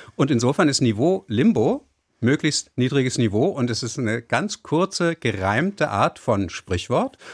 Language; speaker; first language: German; native; German